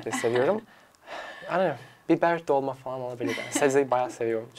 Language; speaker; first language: Turkish; non-native, fluent; Serbian